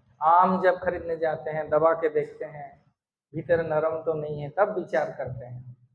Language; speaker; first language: Hindi; non-native, local second language; Bangla